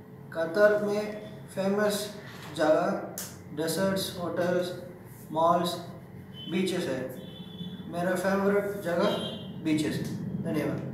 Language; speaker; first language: Hindi; non-native, local second language; Tamil